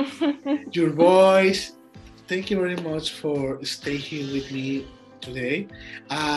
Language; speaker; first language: English; non-native, learner; Spanish